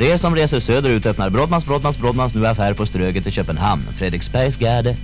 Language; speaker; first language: Swedish; native; Swedish